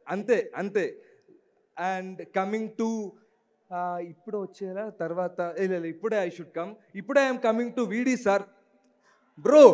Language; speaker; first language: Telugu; non-native, learner; Malayalam